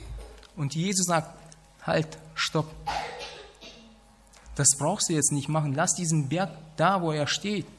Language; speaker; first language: German; non-native, fluent; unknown